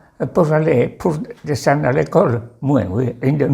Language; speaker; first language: French; non-native, local second language; Basque